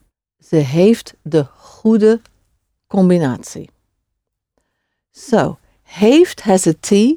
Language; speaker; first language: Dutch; non-native, fluent; English